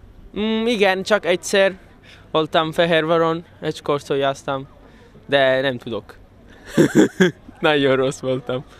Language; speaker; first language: Hungarian; non-native, learner; Italian